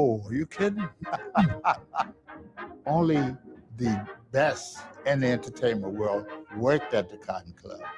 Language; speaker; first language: English; native; English